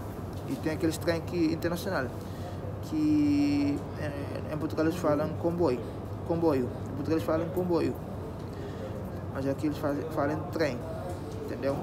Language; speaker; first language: Portuguese; non-native, local second language; Kabuverdianu